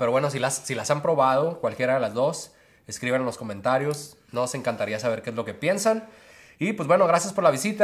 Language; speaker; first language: Spanish; native; Spanish